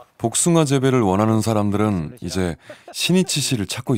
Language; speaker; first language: Korean; native; Korean